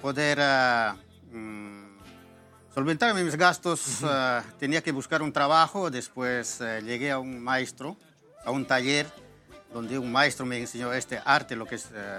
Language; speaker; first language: Spanish; native; Spanish